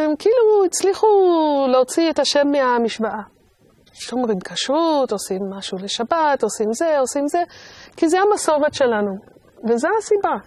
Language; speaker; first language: Hebrew; non-native, fluent; English